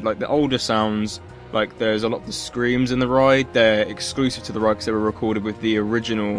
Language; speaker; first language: English; native; English